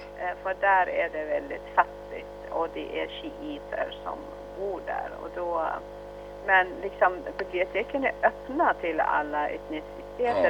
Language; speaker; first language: Swedish; early bilingual, other home language; Arabic